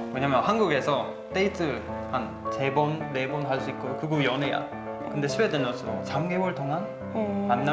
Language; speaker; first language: Korean; non-native, learner; Swedish